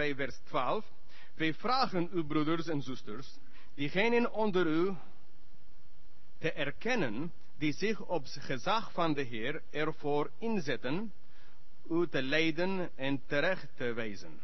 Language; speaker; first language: Dutch; non-native, learner; English